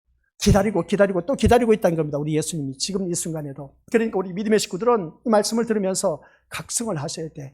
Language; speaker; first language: Korean; native; Korean